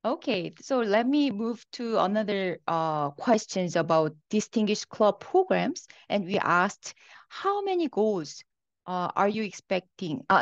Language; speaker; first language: English; non-native, fluent; Korean